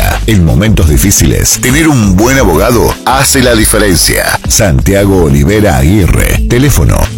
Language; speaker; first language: Spanish; native; Spanish